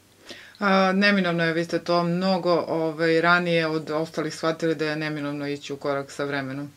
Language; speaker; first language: Croatian; native; Croatian